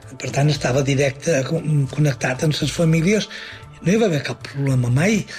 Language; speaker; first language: Catalan; native; Catalan